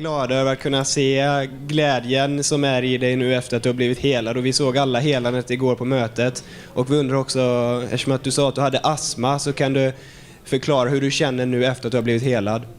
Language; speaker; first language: Swedish; native; Swedish